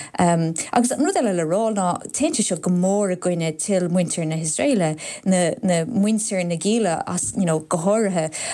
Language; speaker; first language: Irish; non-native, local second language; English